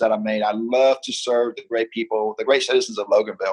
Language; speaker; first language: English; early bilingual, other home language; Spanish